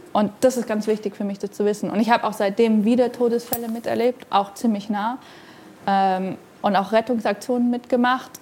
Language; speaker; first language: German; native; German